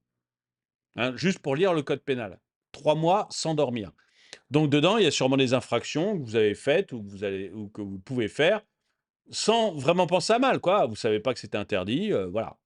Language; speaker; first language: French; native; French